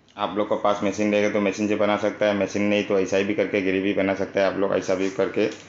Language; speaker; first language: Hindi; non-native, local second language; Manipuri